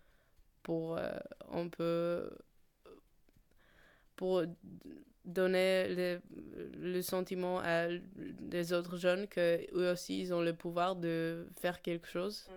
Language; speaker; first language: French; non-native, fluent; Polish